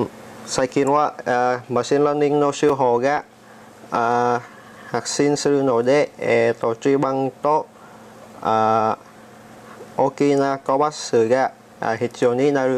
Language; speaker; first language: Japanese; non-native, learner; Vietnamese